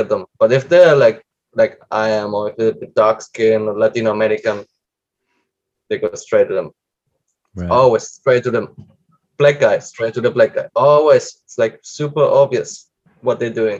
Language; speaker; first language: English; non-native, fluent; German